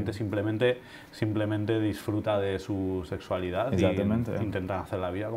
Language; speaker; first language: Spanish; native; Spanish